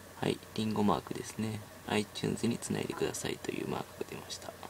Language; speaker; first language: Japanese; native; Japanese